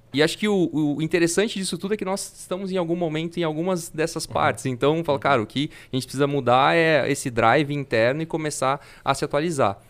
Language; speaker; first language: Portuguese; native; Portuguese